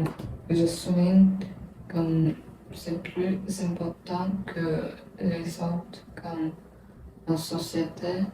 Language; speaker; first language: French; non-native, learner; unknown